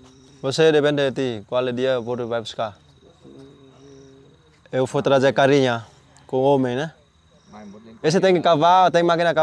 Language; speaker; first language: Portuguese; non-native, learner; Vietnamese